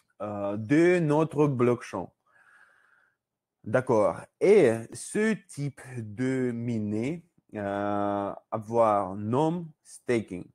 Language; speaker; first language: French; non-native, learner; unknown